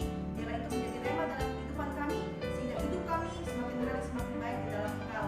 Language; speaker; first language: Indonesian; native; Indonesian